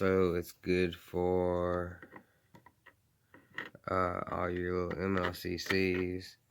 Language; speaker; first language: English; native; English